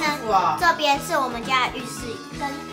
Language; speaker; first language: Chinese; native; Chinese